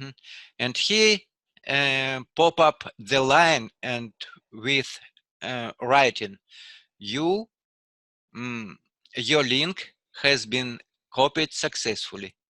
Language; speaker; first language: English; non-native, learner; Russian